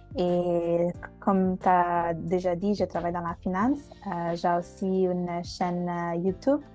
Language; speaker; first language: French; non-native, fluent; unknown